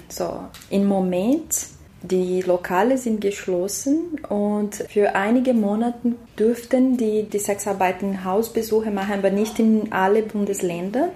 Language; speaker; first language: German; non-native, learner; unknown